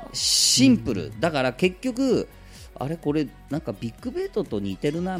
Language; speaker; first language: Japanese; native; Japanese